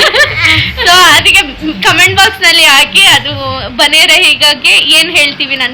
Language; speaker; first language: Kannada; non-native, local second language; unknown